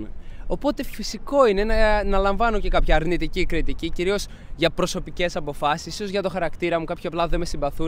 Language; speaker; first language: Greek; native; Greek